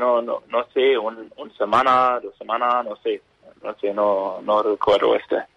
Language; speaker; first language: Spanish; non-native, learner; Danish